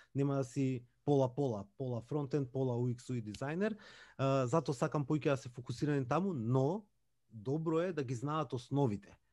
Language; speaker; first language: Macedonian; native; Macedonian